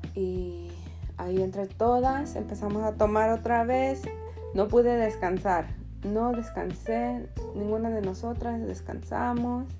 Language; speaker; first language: Spanish; early bilingual, other home language; English